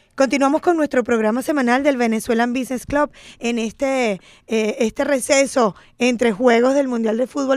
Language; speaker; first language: Spanish; native; Spanish